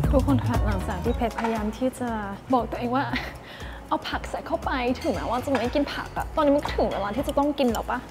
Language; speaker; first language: Thai; native; Thai